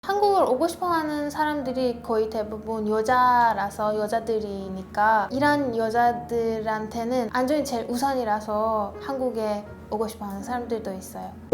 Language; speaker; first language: Korean; non-native, fluent; Persian